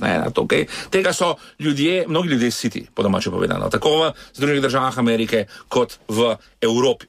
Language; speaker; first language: Slovenian; native; Slovenian